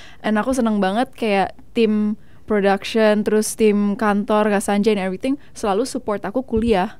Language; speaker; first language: Indonesian; non-native, fluent; English